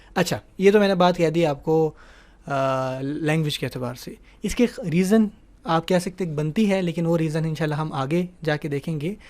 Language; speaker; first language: Urdu; native; Urdu